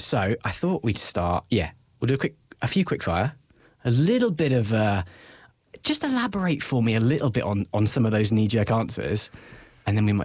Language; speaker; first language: English; native; English